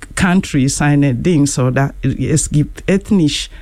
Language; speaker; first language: German; non-native, learner; Luo (Kenya and Tanzania)